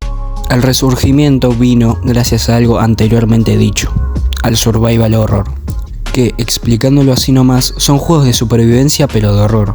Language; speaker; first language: Spanish; native; Spanish